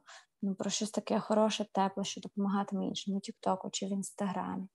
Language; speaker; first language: Ukrainian; native; Ukrainian